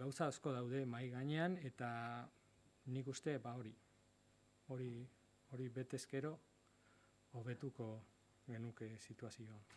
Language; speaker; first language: Basque; non-native, local second language; Spanish